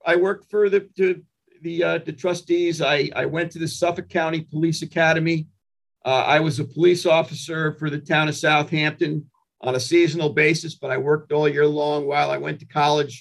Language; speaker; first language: English; native; English